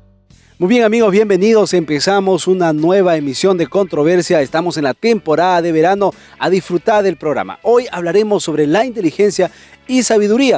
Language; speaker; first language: Spanish; native; Spanish